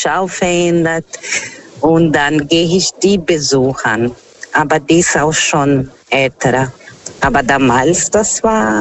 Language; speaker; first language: German; non-native, fluent; Portuguese